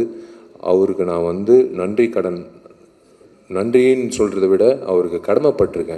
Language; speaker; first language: Tamil; native; Tamil